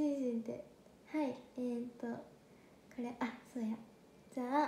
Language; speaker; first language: Japanese; native; Japanese